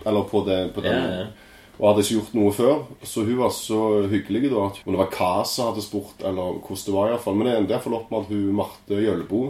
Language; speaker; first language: Norwegian; native; Norwegian